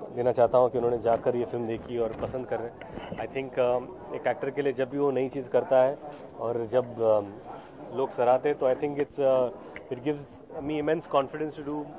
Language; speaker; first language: Hindi; non-native, local second language; Marathi